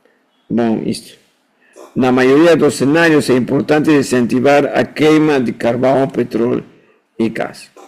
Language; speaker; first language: Portuguese; non-native, fluent; Spanish